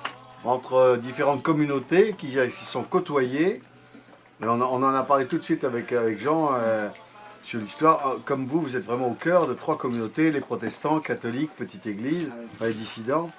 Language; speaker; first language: French; native; French